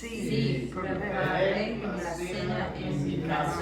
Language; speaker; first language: Spanish; non-native, learner; English